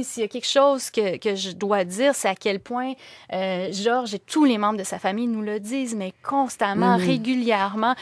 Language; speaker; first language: French; native; French